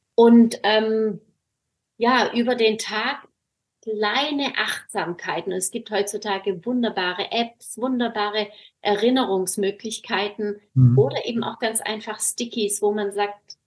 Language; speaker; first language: German; native; German